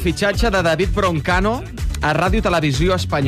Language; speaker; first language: Catalan; native; Catalan